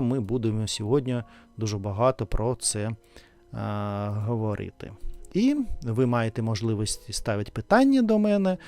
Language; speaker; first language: Ukrainian; non-native, fluent; Russian